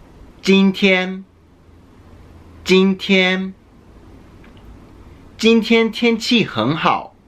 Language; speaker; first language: Chinese; non-native, fluent; Japanese